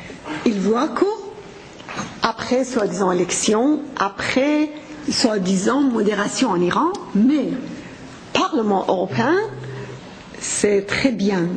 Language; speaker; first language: French; non-native, fluent; Persian